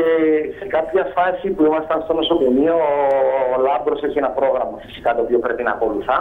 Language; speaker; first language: Greek; native; Greek